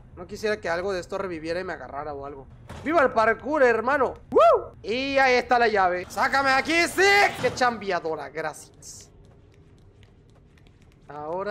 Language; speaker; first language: Spanish; native; Spanish